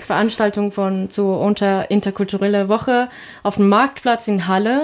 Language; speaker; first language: German; non-native, fluent; Ukrainian